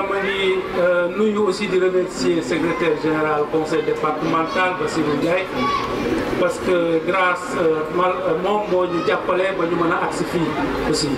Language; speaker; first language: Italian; non-native, learner; Wolof